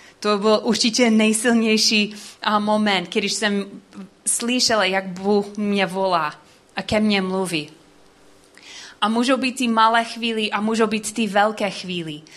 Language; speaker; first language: Czech; non-native, learner; English